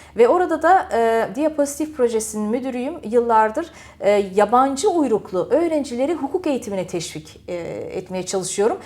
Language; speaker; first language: Turkish; early bilingual, heritage; Turkish